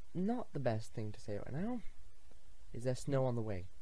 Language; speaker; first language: English; native; English